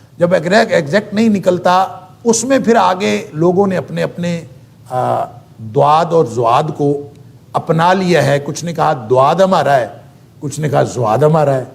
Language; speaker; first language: Urdu; non-native, local second language; Punjabi